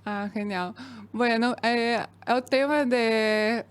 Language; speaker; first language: Spanish; non-native, fluent; Portuguese